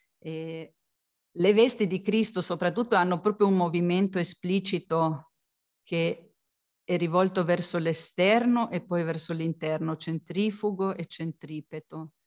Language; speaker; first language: Italian; non-native, fluent; Slovenian